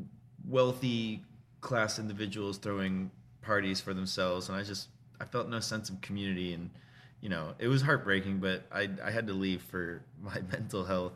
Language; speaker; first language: English; native; English